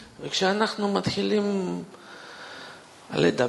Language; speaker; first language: Hebrew; non-native, fluent; Russian